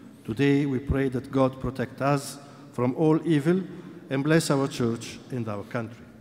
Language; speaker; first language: English; non-native, fluent; Italian